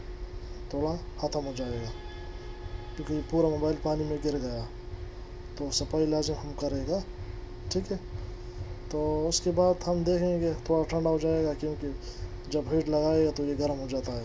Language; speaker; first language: Hindi; non-native, local second language; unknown